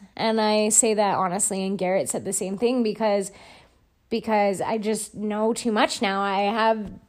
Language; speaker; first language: English; native; English